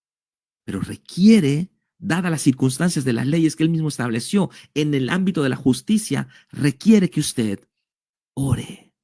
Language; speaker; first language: Spanish; native; Spanish